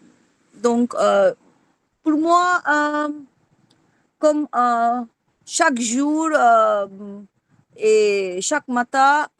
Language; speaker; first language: French; non-native, learner; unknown